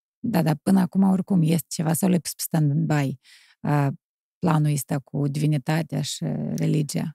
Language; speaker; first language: Romanian; native; Romanian